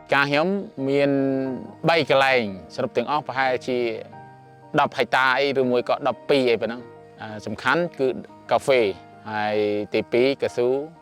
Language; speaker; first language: Khmer; non-native, local second language; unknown